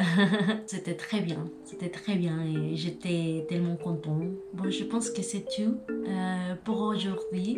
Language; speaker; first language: French; non-native, learner; Spanish